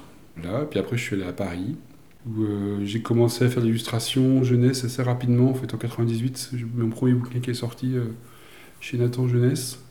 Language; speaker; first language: French; native; French